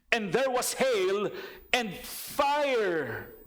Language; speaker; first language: English; non-native, local second language; Filipino